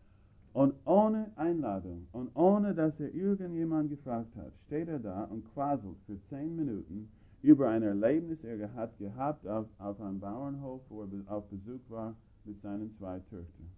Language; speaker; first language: German; non-native, fluent; English